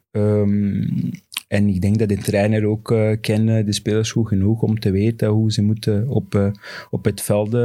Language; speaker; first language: Dutch; non-native, fluent; Portuguese